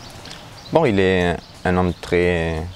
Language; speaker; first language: French; non-native, learner; German